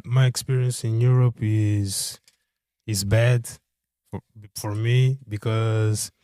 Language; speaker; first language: English; non-native, learner; Portuguese